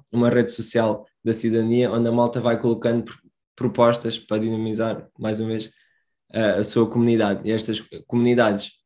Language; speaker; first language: Portuguese; early bilingual, other home language; Romanian